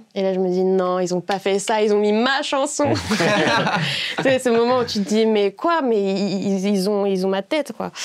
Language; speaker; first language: French; native; French